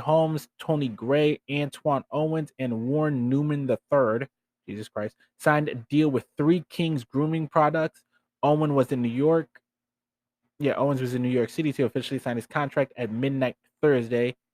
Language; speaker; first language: English; native; English